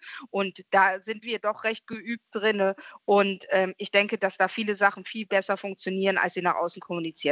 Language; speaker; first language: German; native; German